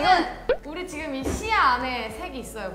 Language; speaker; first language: Korean; native; Korean